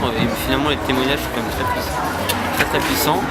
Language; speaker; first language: French; native; French